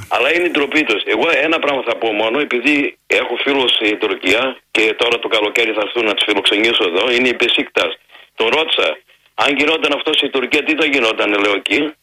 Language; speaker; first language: Greek; early bilingual, heritage; Greek